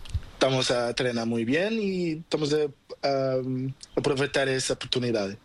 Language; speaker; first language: Spanish; non-native, learner; Portuguese